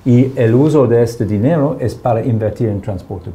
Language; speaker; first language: Spanish; non-native, fluent; English